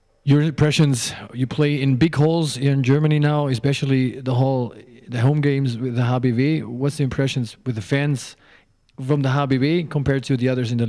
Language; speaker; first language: English; non-native, learner; French